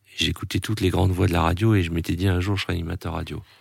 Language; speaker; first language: French; native; French